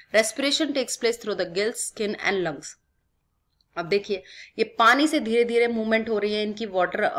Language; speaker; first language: Hindi; native; Hindi